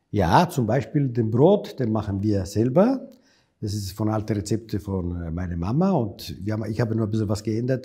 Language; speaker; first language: German; non-native, fluent; Italian